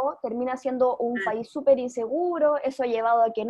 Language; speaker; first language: Spanish; native; Spanish